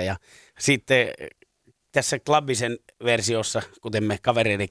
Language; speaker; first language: Finnish; native; Finnish